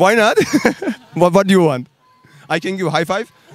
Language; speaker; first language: English; non-native, learner; Turkish